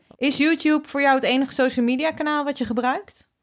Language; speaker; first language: Dutch; native; Dutch